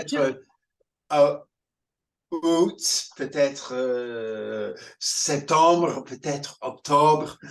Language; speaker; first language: French; non-native, fluent; English